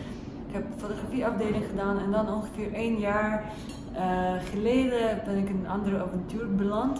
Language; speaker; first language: Dutch; non-native, fluent; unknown